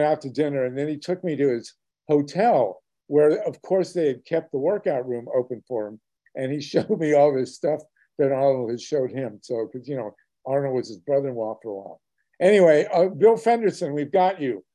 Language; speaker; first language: English; native; English